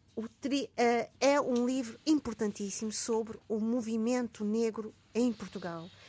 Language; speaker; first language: Portuguese; native; Portuguese